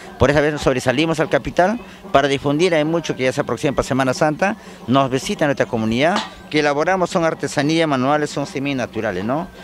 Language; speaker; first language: Spanish; non-native, local second language; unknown